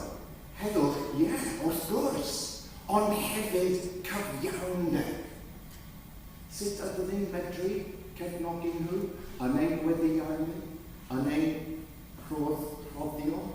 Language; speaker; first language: Welsh; non-native, fluent; English